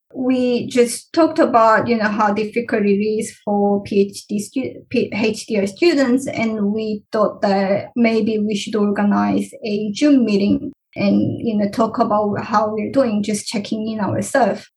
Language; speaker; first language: English; non-native, fluent; Korean